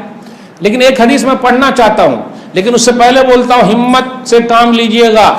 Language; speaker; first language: Hindi; native; Hindi